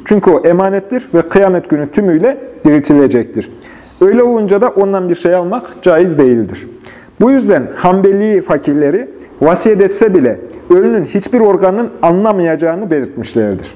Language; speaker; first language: Turkish; native; Turkish